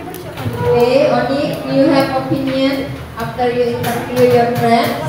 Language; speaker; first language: English; non-native, learner; Indonesian